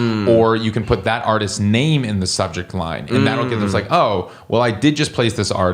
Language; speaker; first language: English; native; English